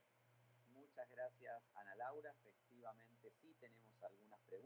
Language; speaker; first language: Spanish; native; Spanish